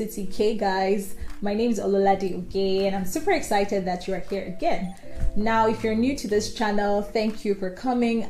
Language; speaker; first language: English; non-native, local second language; Yoruba